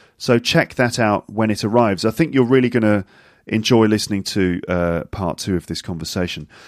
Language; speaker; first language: English; native; English